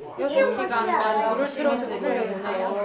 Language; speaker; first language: Korean; native; Korean